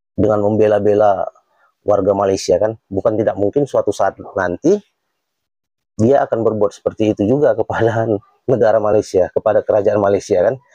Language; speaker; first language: Indonesian; native; Indonesian